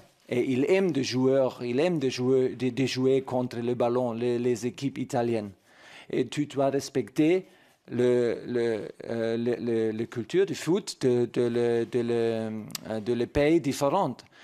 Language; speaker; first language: French; non-native, learner; German